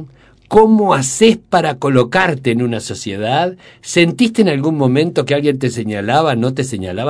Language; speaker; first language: Spanish; native; Spanish